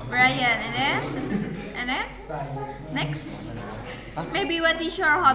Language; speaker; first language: English; non-native, learner; Indonesian